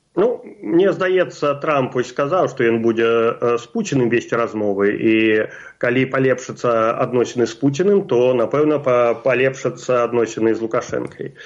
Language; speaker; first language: Belarusian; non-native, local second language; Russian